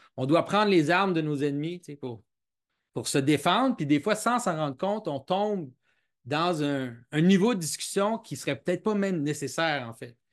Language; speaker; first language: French; native; French